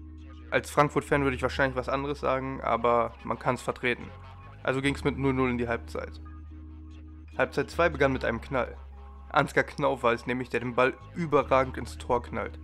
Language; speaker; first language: German; native; German